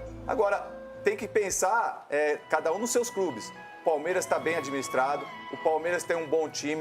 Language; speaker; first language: Portuguese; native; Portuguese